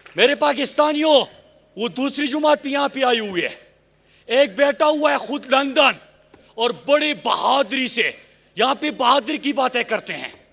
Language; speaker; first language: Urdu; non-native, local second language; Pashto